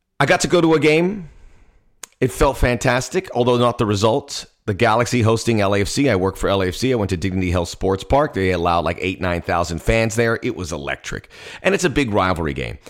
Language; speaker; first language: English; early bilingual, other home language; Spanish